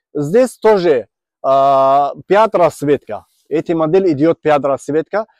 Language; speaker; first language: Russian; non-native, learner; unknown